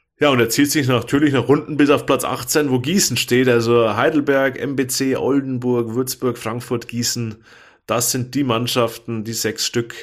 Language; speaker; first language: German; native; German